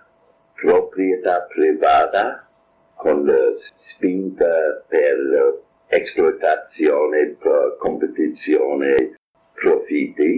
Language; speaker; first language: Italian; non-native, fluent; English